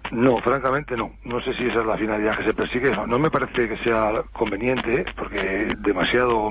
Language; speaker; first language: Spanish; native; Spanish